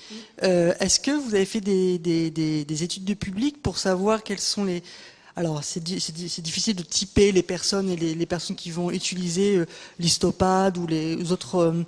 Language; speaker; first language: French; native; French